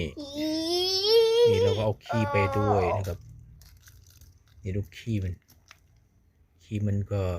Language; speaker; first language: Thai; native; Thai